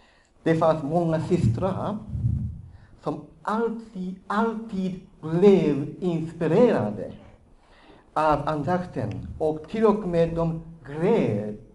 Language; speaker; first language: Swedish; non-native, fluent; Japanese